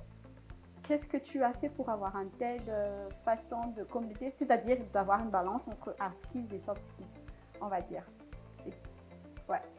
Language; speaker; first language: French; non-native, local second language; Malagasy